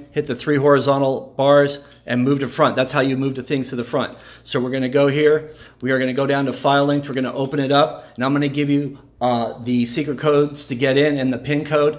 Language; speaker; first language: English; native; English